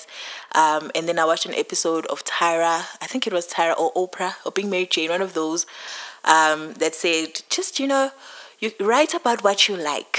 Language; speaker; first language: English; non-native, local second language; Zulu